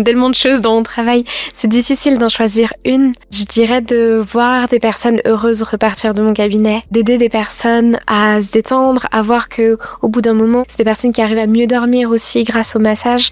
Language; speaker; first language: French; native; French